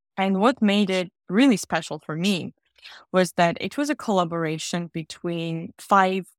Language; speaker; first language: English; non-native, fluent; Georgian